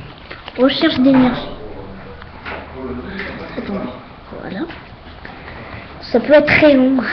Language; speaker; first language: French; native; French